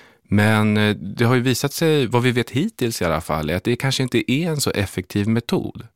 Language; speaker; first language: Swedish; native; Swedish